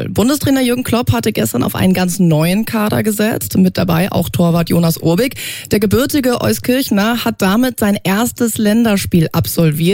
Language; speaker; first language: German; native; German